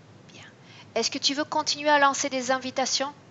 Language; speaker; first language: French; native; French